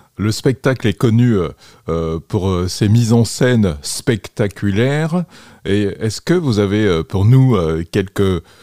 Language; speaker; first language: French; native; French